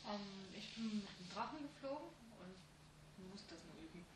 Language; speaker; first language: German; native; German